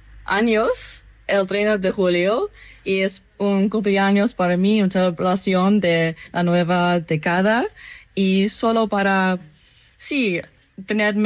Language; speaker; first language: Spanish; non-native, learner; English